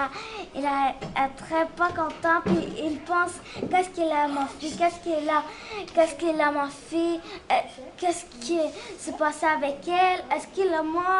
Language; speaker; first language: French; non-native, learner; Arabic